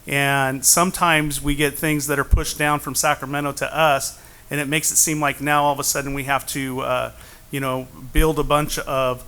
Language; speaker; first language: English; native; English